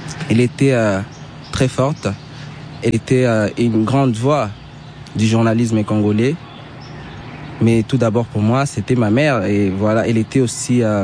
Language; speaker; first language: French; non-native, local second language; Swahili